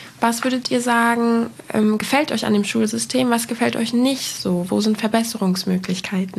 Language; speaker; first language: German; native; German